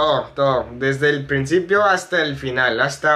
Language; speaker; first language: Spanish; non-native, fluent; English